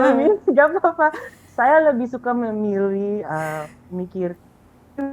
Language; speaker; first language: Indonesian; non-native, fluent; Filipino